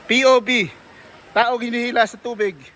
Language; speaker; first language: Filipino; native; Filipino